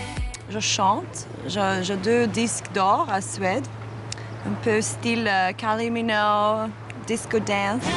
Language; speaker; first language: French; non-native, fluent; Swedish